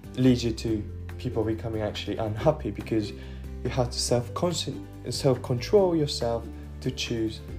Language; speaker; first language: English; non-native, fluent; Japanese